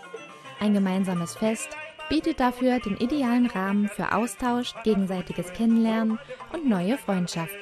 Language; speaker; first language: German; native; German